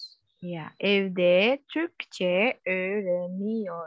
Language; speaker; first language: Turkish; non-native, fluent; Indonesian